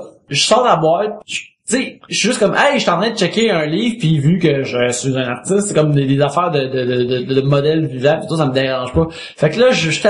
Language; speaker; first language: French; native; French